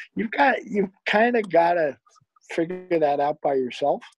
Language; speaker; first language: English; native; English